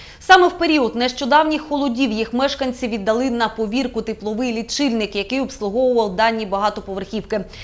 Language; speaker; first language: Ukrainian; native; Ukrainian